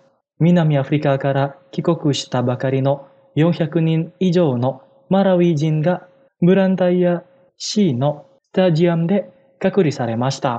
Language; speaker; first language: Japanese; non-native, fluent; Indonesian